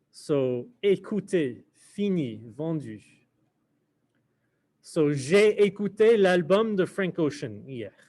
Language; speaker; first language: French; non-native, fluent; English